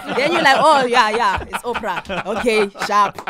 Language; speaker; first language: English; non-native, local second language; Zulu